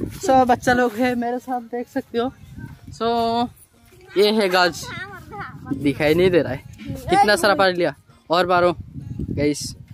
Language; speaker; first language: Hindi; non-native, local second language; Bangla